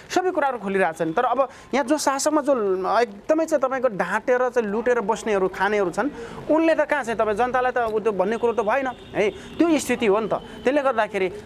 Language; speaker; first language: Nepali; non-native, local second language; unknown